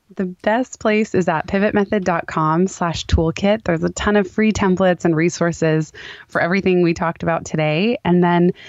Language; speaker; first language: English; native; English